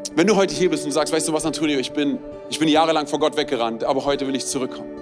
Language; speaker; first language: German; non-native, fluent; Romanian